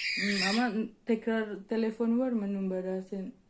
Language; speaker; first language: Turkish; non-native, learner; Indonesian